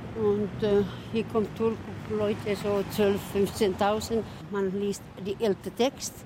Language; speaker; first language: German; non-native, fluent; Swedish